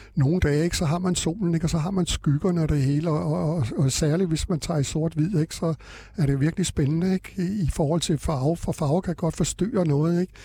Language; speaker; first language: Danish; native; Danish